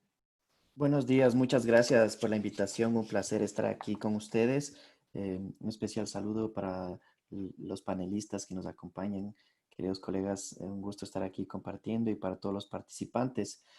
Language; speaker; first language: Spanish; native; Spanish